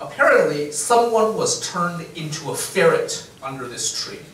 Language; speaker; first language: English; non-native, fluent; Chinese